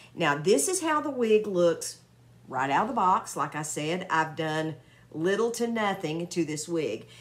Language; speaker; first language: English; native; English